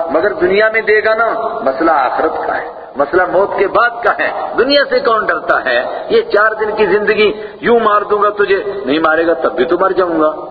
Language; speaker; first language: Urdu; native; Urdu